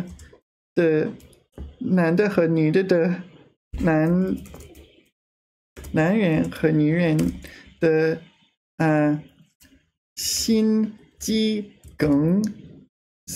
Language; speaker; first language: Chinese; non-native, learner; English